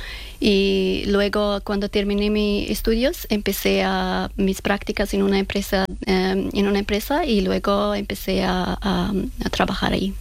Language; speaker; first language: Spanish; non-native, learner; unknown